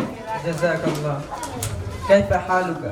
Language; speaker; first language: Arabic; non-native, learner; Bangla